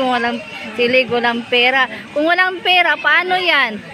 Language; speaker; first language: Filipino; non-native, local second language; Cebuano